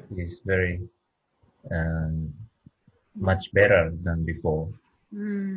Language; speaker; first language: English; non-native, learner; Japanese